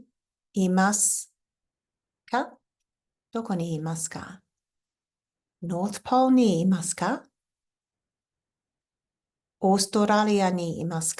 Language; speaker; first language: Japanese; non-native, fluent; English